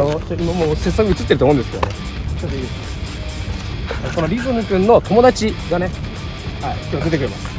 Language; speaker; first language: Japanese; native; Japanese